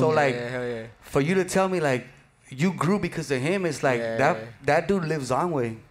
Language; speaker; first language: English; early bilingual, other home language; Spanish